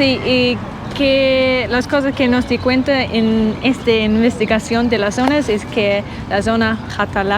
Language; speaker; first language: Spanish; non-native, learner; English